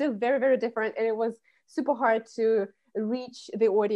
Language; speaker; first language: English; non-native, fluent; Russian